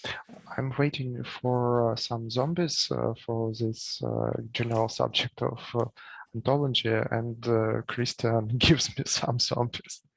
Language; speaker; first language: English; non-native, learner; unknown